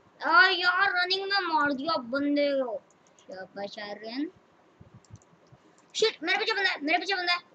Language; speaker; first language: Hindi; native; Hindi